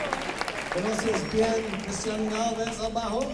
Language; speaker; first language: Spanish; non-native, learner; Italian